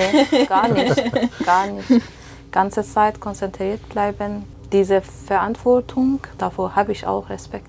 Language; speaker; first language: German; non-native, fluent; Persian